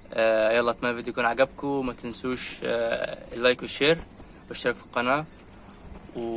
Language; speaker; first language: Arabic; native; Arabic